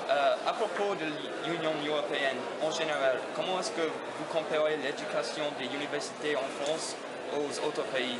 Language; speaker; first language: French; non-native, learner; English